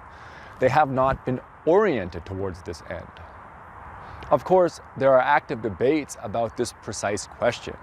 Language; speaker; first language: English; native; English